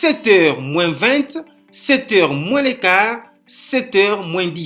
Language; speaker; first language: French; non-native, fluent; Spanish